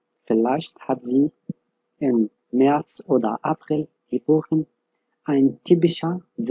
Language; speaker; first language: German; non-native, fluent; Arabic